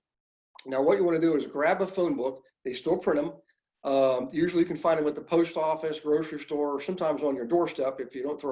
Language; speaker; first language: English; native; English